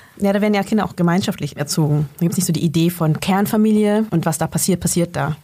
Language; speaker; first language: German; early bilingual, other home language; Vietnamese